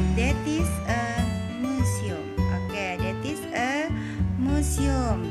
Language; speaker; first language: English; non-native, learner; Indonesian